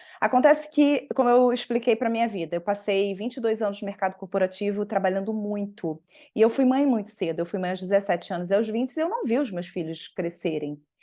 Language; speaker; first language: Portuguese; native; Portuguese